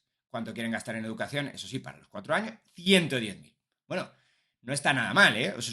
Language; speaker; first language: Spanish; native; Spanish